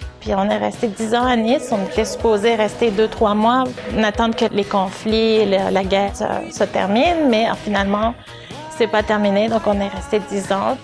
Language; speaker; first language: French; early bilingual, other home language; Arabic